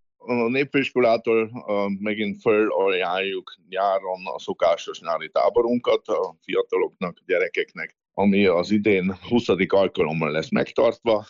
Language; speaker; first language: Hungarian; native; Hungarian